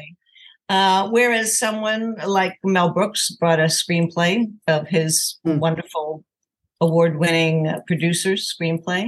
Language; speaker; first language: English; native; English